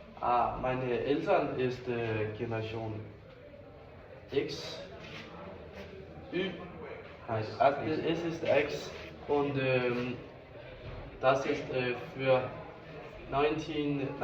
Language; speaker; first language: German; non-native, learner; Danish